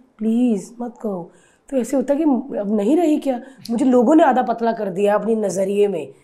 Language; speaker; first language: Hindi; native; Hindi